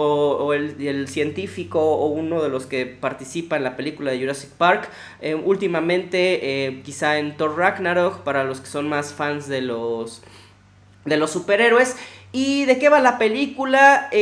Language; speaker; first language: Spanish; native; Spanish